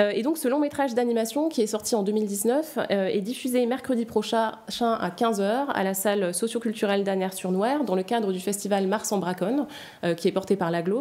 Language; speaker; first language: French; native; French